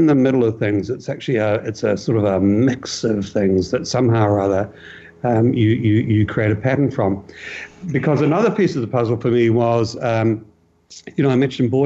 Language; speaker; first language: English; native; English